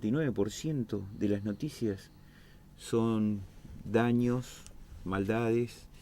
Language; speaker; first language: Spanish; native; Spanish